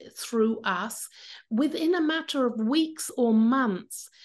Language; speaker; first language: English; native; English